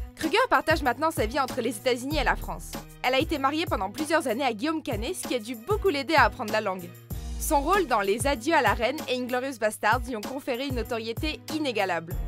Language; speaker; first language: French; native; French